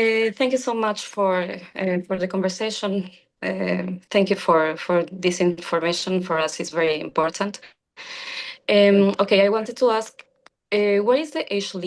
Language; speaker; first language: English; non-native, learner; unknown